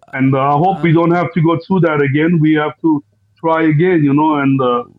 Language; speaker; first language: English; non-native, fluent; Armenian